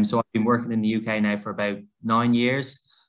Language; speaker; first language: English; native; English